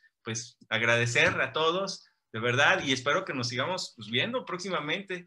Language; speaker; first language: Spanish; native; Spanish